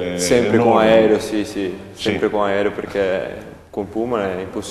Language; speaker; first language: Italian; non-native, learner; Portuguese